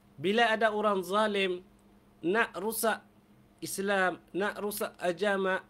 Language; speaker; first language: Malay; non-native, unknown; Arabic